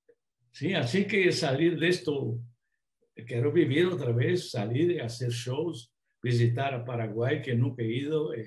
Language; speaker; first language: Spanish; non-native, fluent; Portuguese